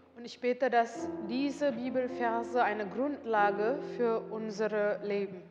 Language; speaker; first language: German; non-native, learner; Indonesian